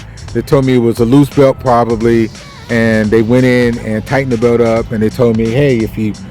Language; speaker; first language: English; native; English